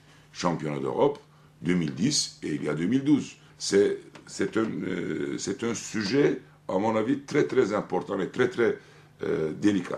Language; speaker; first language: French; non-native, fluent; Turkish